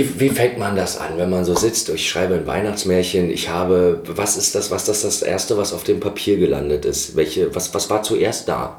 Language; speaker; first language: German; native; German